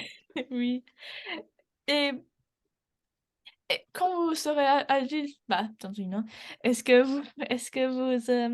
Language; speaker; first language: French; non-native, learner; English